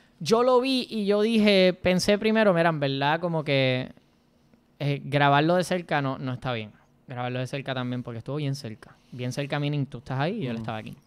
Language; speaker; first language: Spanish; native; Spanish